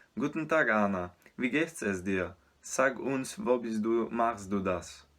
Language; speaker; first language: German; non-native, learner; Slovenian